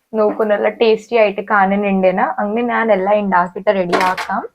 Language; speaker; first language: Malayalam; native; Malayalam